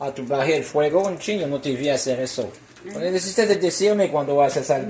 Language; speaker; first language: Spanish; non-native, learner; French